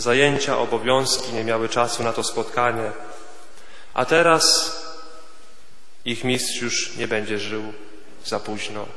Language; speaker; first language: Polish; native; Polish